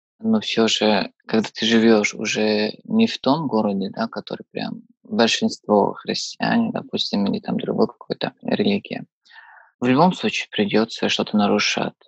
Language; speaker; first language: Russian; non-native, fluent; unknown